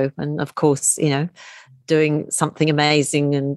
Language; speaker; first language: English; native; English